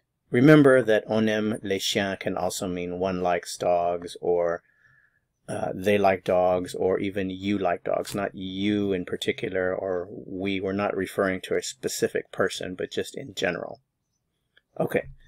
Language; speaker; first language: English; native; English